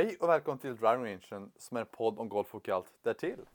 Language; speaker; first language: Swedish; native; Swedish